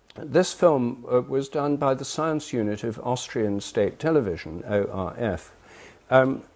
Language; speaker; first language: English; native; English